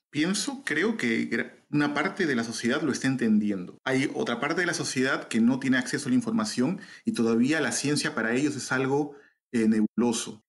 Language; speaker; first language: Spanish; native; Spanish